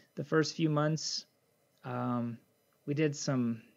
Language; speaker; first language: English; native; English